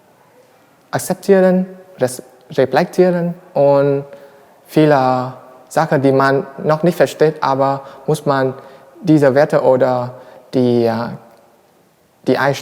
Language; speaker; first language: German; non-native, learner; Vietnamese